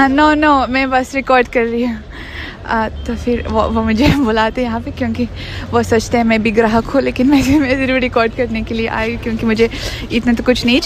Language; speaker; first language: Hindi; non-native, fluent; Russian